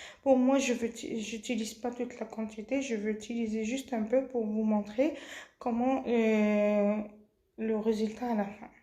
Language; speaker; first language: French; non-native, local second language; Arabic